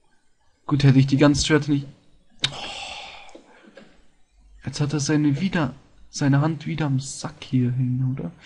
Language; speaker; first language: German; native; German